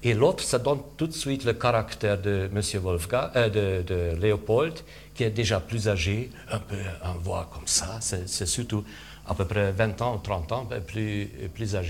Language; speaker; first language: French; non-native, fluent; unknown